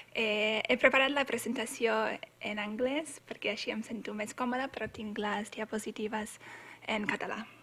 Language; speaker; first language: Catalan; non-native, fluent; English